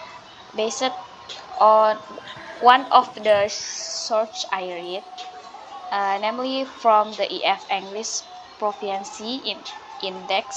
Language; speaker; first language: English; non-native, learner; Indonesian